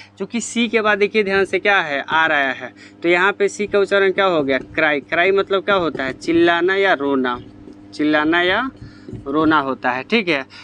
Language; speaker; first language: Hindi; native; Hindi